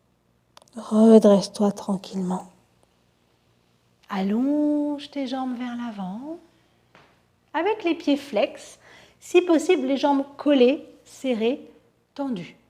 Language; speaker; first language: French; native; French